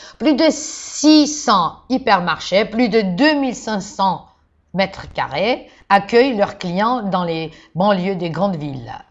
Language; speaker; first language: French; non-native, fluent; Georgian